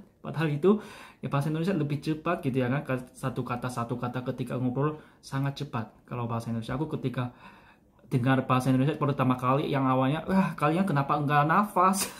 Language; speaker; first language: Indonesian; non-native, fluent; Korean